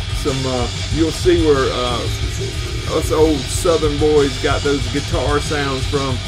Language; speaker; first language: English; native; English